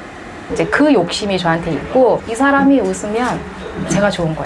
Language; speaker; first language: Korean; native; Korean